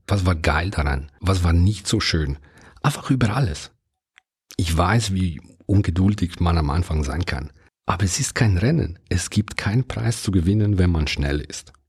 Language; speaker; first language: German; non-native, local second language; Italian